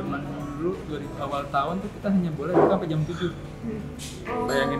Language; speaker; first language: Indonesian; native; Indonesian